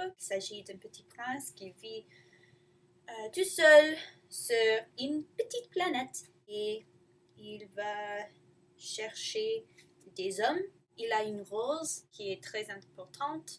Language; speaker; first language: French; non-native, learner; English